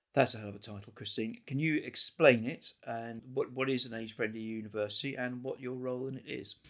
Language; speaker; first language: English; native; English